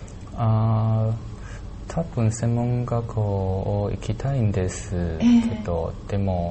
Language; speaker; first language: Japanese; non-native, learner; Chinese